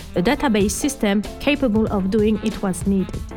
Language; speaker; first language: English; non-native, fluent; French